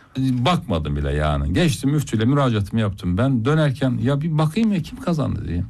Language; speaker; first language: Turkish; native; Turkish